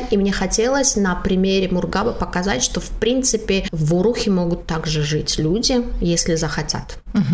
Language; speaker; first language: Russian; non-native, local second language; Tajik